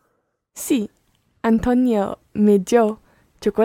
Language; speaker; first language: Spanish; non-native, learner; English